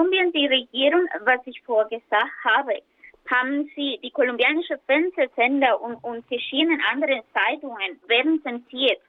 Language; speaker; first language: German; non-native, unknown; Spanish